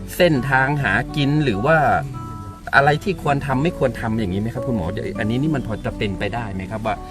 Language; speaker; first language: Thai; native; Thai